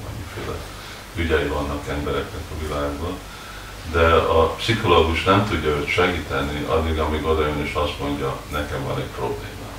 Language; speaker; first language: Hungarian; early bilingual, heritage; Hungarian